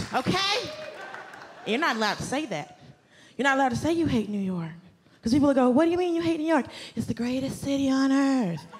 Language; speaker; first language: English; native; English